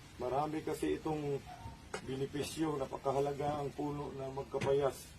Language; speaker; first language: Filipino; non-native, local second language; Cebuano